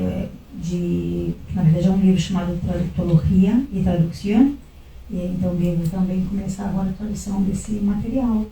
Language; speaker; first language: Portuguese; native; Portuguese